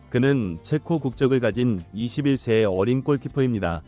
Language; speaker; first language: Korean; native; Korean